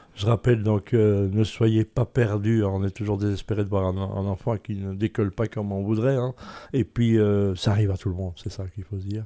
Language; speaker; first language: French; native; French